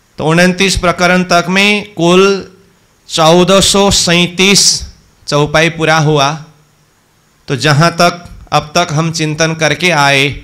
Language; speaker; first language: Hindi; native; Hindi